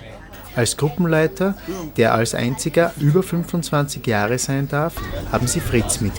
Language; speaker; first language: German; native; German